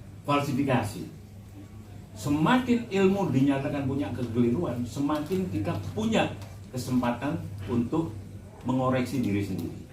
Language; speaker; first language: Indonesian; non-native, local second language; Javanese